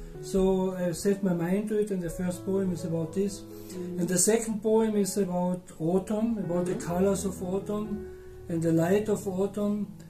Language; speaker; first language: English; non-native, fluent; German